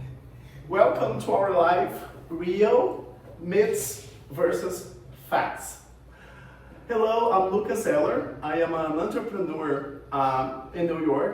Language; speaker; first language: English; non-native, local second language; Portuguese